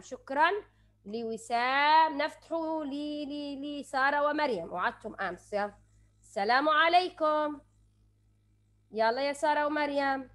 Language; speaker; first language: Arabic; native; Arabic